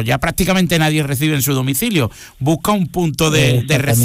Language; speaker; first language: Spanish; native; Spanish